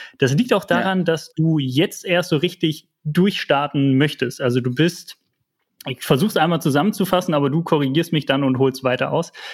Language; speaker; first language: German; native; German